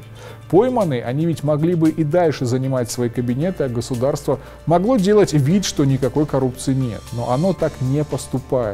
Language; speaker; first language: Russian; native; Russian